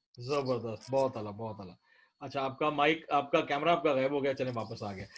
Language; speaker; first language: Urdu; native; Urdu